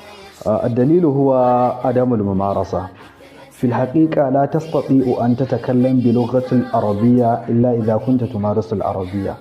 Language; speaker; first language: Arabic; non-native, fluent; Hausa